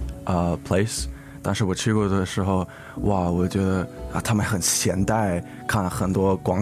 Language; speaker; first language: Chinese; early bilingual, heritage; English